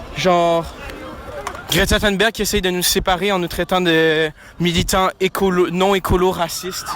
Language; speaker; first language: French; native; French